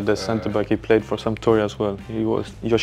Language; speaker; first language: English; non-native, fluent; Swedish